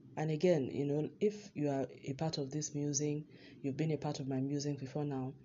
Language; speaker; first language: English; non-native, local second language; Yoruba